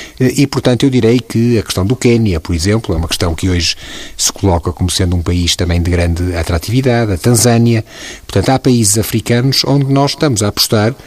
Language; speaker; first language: Portuguese; native; Portuguese